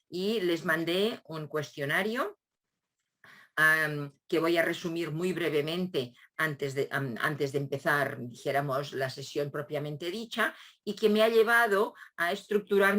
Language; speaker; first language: Spanish; non-native, local second language; Catalan